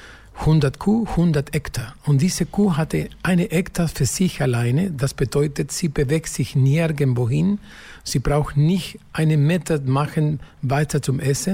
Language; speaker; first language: German; non-native, learner; Spanish